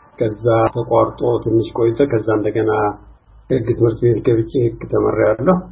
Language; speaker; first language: Amharic; non-native, local second language; Tigrinya